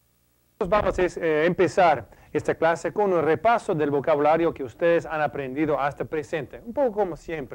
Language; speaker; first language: Spanish; non-native, fluent; English